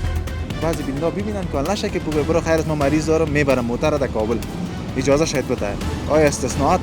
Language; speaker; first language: Persian; non-native, local second language; Pashto